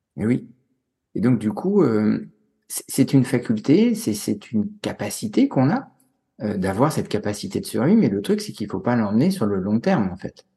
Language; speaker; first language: French; native; French